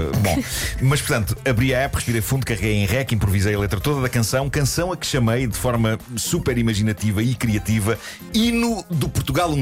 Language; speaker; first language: Portuguese; native; Portuguese